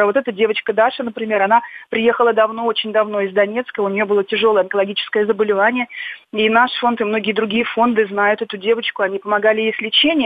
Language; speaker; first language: Russian; native; Russian